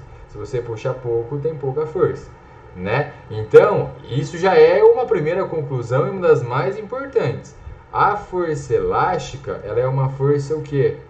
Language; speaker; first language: Portuguese; native; Portuguese